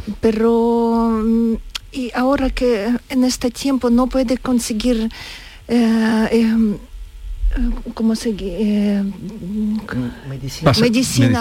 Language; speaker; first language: Spanish; non-native, learner; Ukrainian